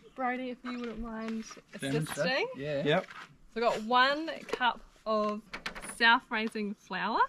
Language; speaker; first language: English; native; English